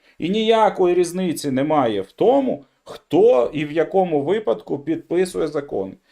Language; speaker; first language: Ukrainian; non-native, local second language; Russian